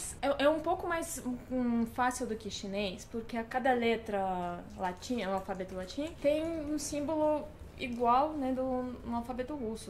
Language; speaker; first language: Portuguese; non-native, fluent; Russian